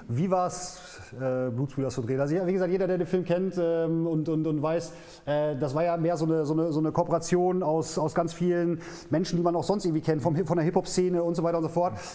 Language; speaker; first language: German; native; German